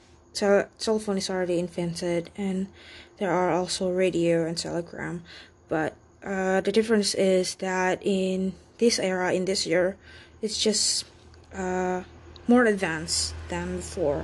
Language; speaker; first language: English; non-native, fluent; Indonesian